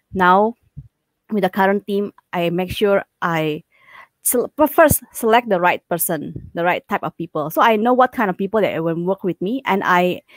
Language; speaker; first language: English; non-native, fluent; Indonesian